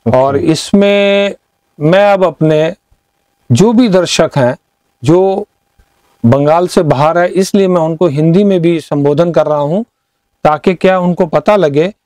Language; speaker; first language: Hindi; non-native, local second language; Bangla